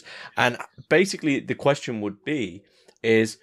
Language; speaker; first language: English; native; English